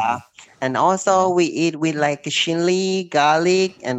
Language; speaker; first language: English; non-native, learner; Thai